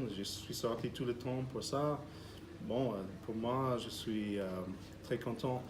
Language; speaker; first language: French; non-native, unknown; English